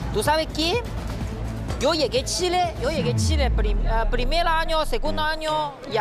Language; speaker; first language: Spanish; non-native, learner; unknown